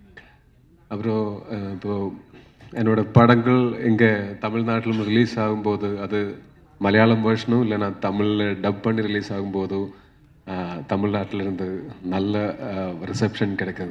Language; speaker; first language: Tamil; non-native, learner; Malayalam